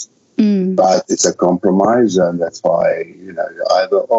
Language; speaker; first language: English; non-native, fluent; Arabic